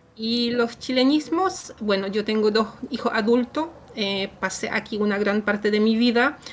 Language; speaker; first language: Spanish; non-native, fluent; Polish